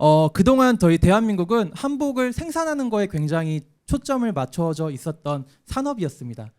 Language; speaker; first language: Korean; native; Korean